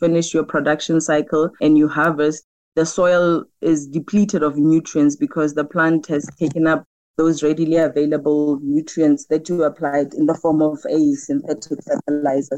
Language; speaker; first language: English; non-native, local second language; Tswana